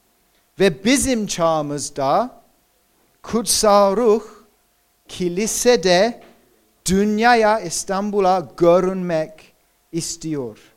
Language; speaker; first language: Turkish; non-native, fluent; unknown